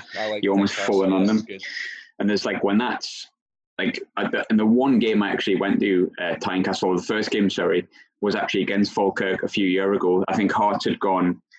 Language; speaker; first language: English; native; English